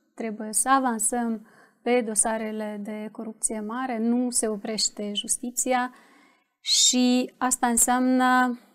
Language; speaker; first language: Romanian; native; Romanian